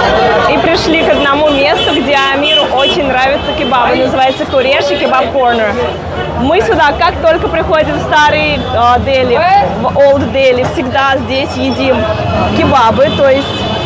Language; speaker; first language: Russian; native; Russian